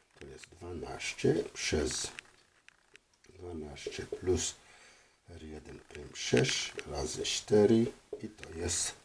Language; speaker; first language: Polish; non-native, fluent; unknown